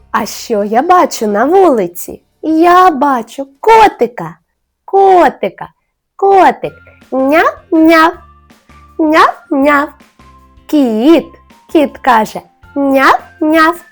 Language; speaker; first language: Ukrainian; native; Ukrainian